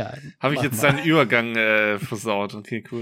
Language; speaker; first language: German; native; German